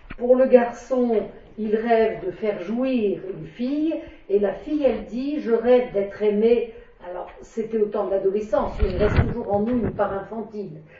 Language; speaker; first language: French; native; French